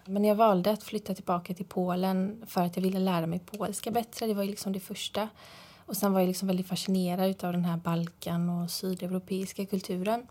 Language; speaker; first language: Swedish; native; Swedish